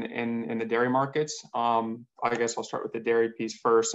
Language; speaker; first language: English; native; English